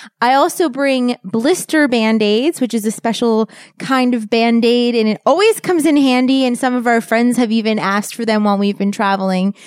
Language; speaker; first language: English; native; English